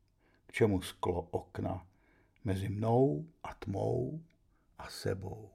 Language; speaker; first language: Czech; native; Czech